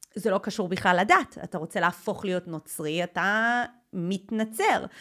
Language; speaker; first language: Hebrew; non-native, fluent; English